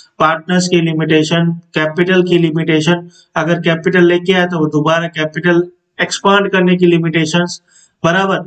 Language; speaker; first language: Hindi; non-native, local second language; Gujarati